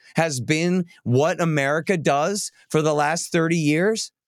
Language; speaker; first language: English; native; English